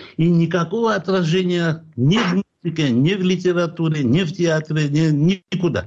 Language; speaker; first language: Russian; non-native, local second language; Georgian